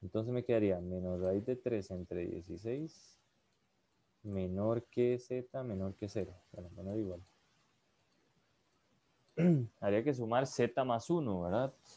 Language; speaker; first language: Spanish; native; Spanish